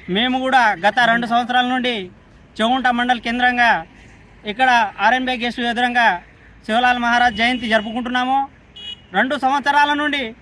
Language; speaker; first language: Telugu; non-native, local second language; Lambadi